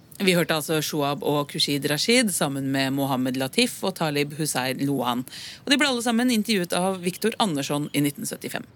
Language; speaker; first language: Norwegian; native; Norwegian